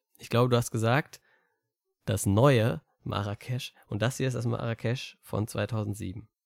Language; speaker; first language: German; native; German